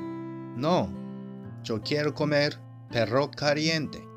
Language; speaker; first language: Spanish; non-native, fluent; Japanese